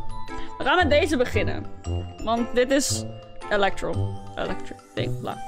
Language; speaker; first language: Dutch; native; Dutch